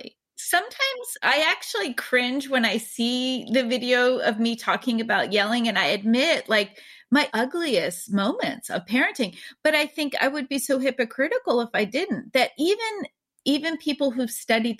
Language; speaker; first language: English; native; English